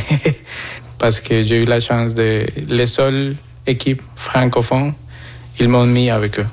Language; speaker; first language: French; non-native, fluent; Spanish